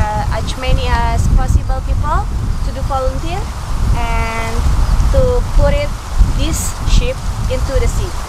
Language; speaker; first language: English; non-native, local second language; Indonesian